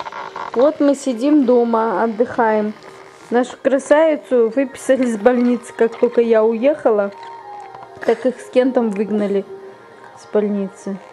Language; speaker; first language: Russian; native; Russian